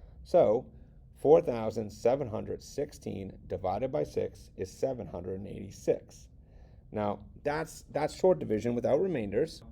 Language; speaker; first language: English; native; English